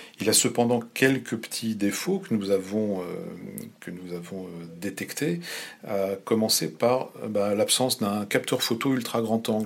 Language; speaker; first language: French; native; French